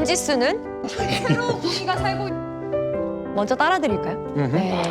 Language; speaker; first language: Korean; native; Korean